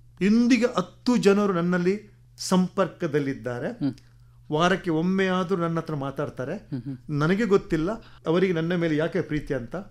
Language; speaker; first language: Kannada; non-native, local second language; Tulu